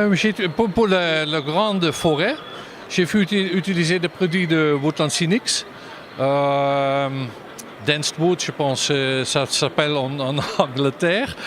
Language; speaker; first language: French; non-native, learner; German